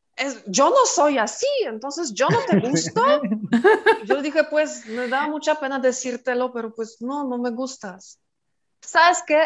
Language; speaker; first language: Spanish; non-native, fluent; Polish